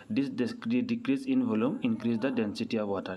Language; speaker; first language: English; non-native, local second language; Assamese